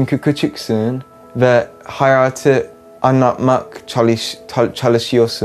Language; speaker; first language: Turkish; early bilingual, heritage; English